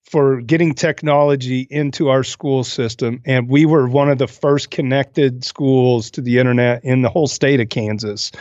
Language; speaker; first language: English; native; English